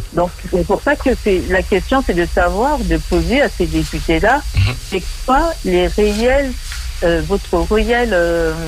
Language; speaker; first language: French; early bilingual, other home language; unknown